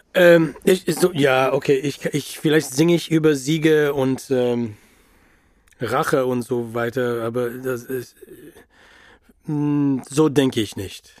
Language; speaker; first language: German; non-native, fluent; English